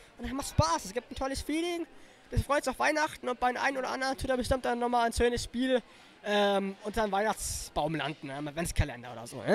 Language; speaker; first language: German; native; German